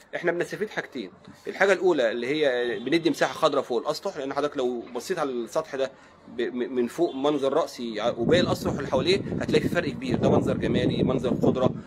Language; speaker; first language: Egyptian Arabic; native; Egyptian Arabic